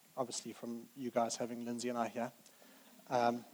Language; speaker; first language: English; native; English